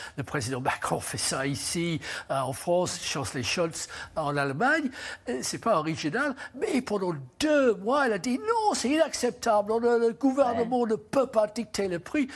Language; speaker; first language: French; non-native, fluent; English